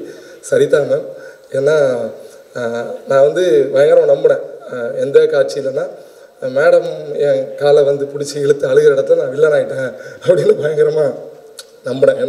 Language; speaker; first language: Tamil; native; Tamil